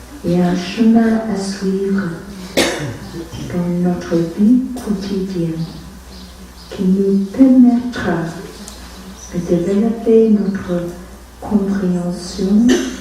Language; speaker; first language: French; non-native, fluent; Vietnamese